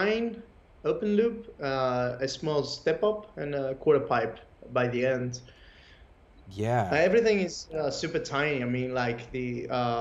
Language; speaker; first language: English; non-native, fluent; Greek